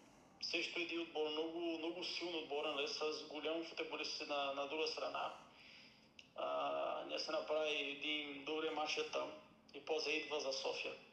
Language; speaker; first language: Bulgarian; non-native, learner; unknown